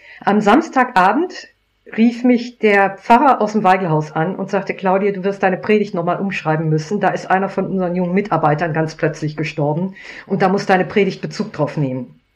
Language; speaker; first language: German; native; German